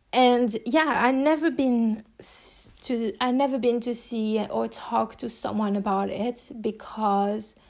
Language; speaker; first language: English; non-native, fluent; French